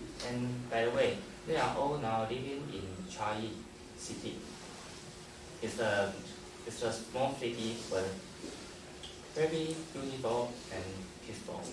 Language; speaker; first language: English; non-native, learner; Chinese